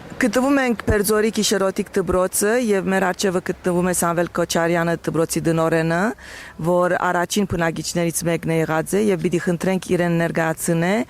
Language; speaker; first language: Armenian; early bilingual, heritage; Armenian